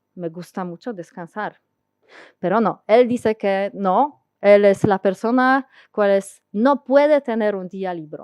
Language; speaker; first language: Spanish; non-native, learner; Polish